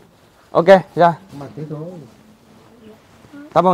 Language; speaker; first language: Portuguese; non-native, learner; Vietnamese